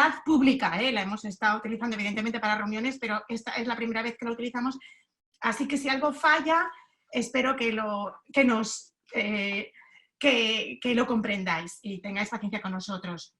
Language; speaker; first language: Spanish; native; Spanish